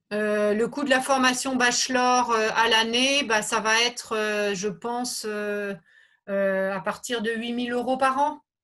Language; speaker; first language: French; native; French